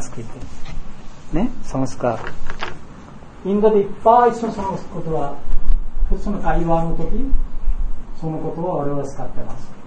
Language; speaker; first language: Japanese; non-native, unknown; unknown